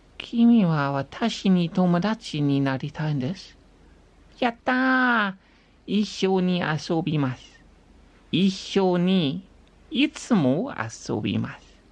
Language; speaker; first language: Japanese; non-native, learner; English